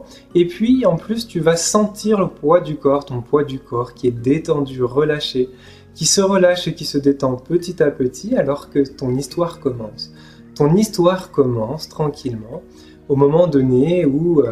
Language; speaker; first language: French; native; French